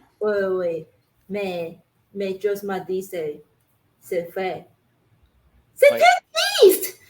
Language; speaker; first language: French; non-native, learner; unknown